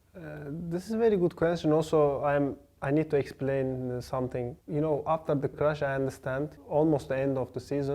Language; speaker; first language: English; non-native, learner; Turkish